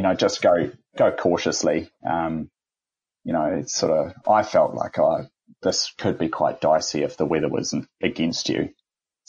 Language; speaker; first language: English; native; English